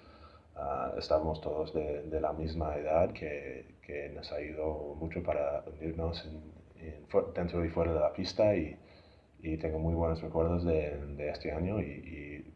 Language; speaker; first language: Spanish; non-native, fluent; English